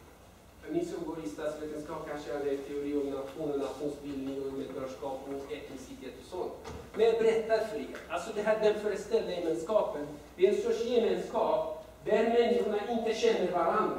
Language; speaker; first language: Swedish; non-native, fluent; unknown